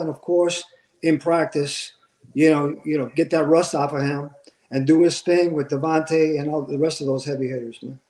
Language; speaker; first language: English; native; English